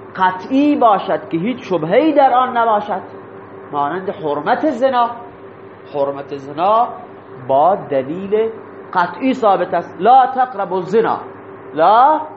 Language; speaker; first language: Persian; non-native, local second language; Baluchi